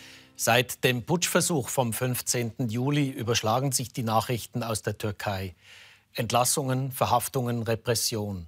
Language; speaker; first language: German; native; German